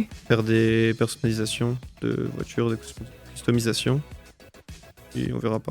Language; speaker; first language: French; native; French